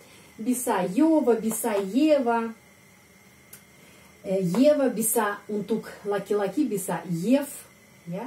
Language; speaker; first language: Indonesian; non-native, fluent; Russian